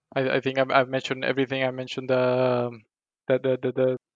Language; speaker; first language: English; non-native, fluent; Spanish